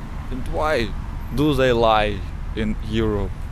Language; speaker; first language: English; non-native, fluent; Russian